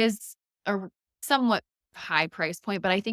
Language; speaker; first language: English; native; English